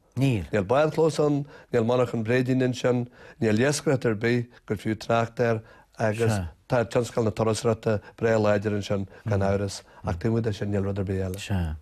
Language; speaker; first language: Irish; native; Irish